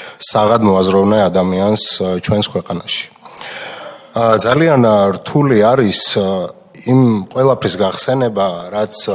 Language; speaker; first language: Georgian; native; Georgian